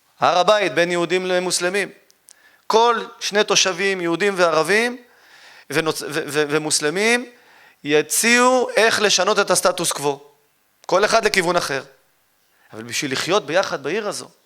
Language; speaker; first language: Hebrew; native; Hebrew